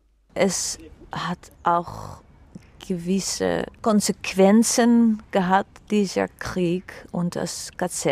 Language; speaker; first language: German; non-native, fluent; Dutch